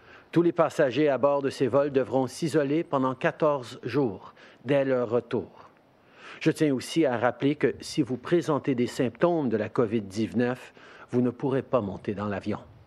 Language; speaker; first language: French; early bilingual, heritage; French